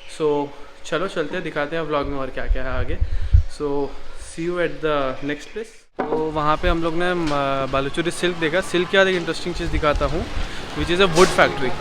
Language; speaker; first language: Hindi; non-native, local second language; Bangla